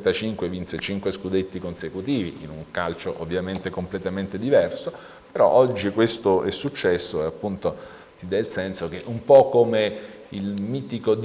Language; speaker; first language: Italian; native; Italian